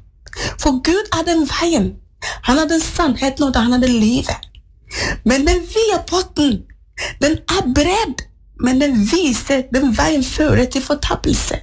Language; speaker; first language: Norwegian; non-native, fluent; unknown